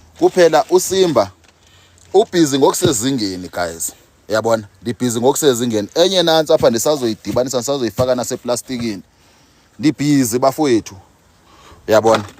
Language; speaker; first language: Zulu; non-native, local second language; Xhosa